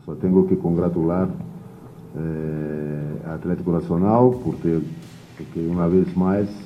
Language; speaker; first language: Spanish; non-native, learner; Portuguese